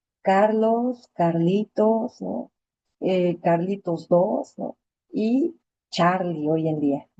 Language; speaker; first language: Spanish; native; Spanish